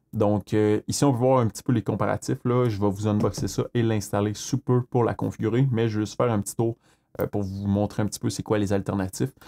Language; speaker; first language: French; native; French